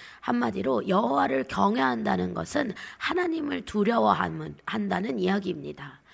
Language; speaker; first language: Korean; native; Korean